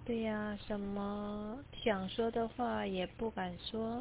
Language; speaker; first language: Chinese; non-native, learner; Korean